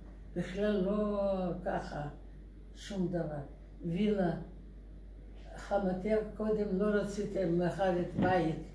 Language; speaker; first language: Hebrew; non-native, learner; Russian